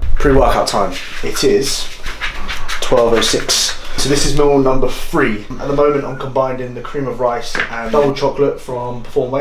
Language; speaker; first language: English; native; English